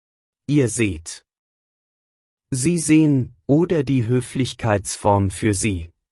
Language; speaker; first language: German; non-native, fluent; Persian